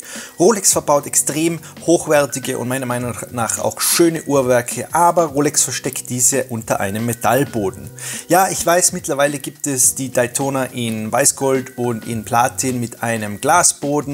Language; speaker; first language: German; native; German